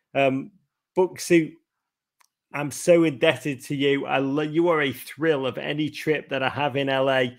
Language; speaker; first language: English; native; English